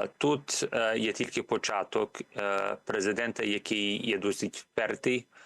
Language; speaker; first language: Ukrainian; early bilingual, heritage; Ukrainian